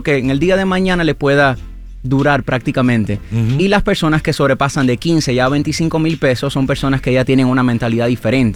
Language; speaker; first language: Spanish; native; Spanish